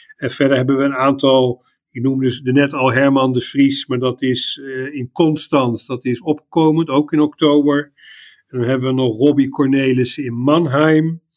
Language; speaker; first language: Dutch; native; Dutch